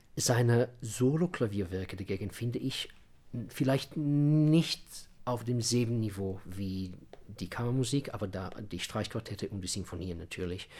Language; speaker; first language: German; non-native, fluent; Russian